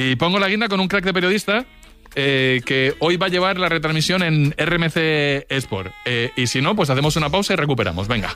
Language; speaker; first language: Spanish; native; Spanish